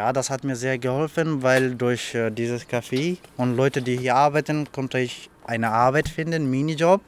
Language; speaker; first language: German; non-native, learner; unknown